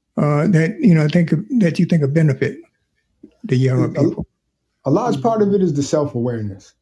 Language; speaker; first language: English; native; English